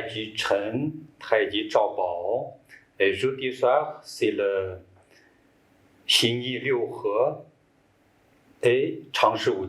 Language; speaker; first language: French; non-native, learner; Chinese